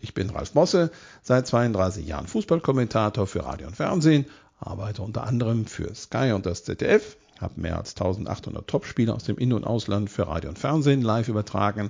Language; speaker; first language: German; native; German